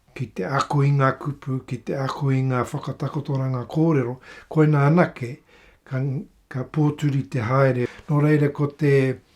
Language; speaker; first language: Māori; non-native, local second language; English